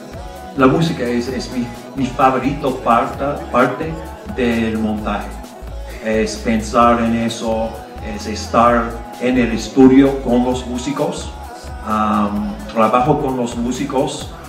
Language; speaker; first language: Spanish; non-native, fluent; English